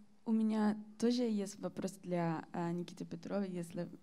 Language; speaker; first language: Russian; non-native, learner; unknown